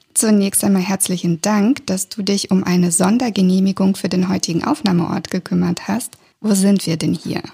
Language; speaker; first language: German; early bilingual, other home language; Russian